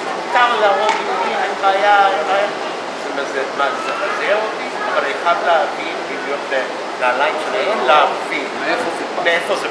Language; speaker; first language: Hebrew; non-native, fluent; English